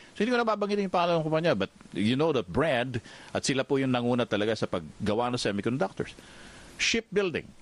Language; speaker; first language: Filipino; native; Filipino